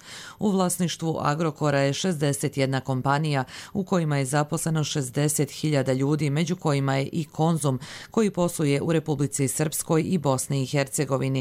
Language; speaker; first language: Serbian; native; Serbian